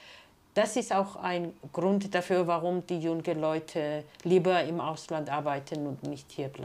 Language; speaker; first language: German; non-native, fluent; Georgian